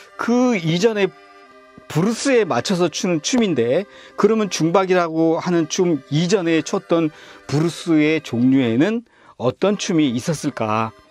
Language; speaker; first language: Korean; native; Korean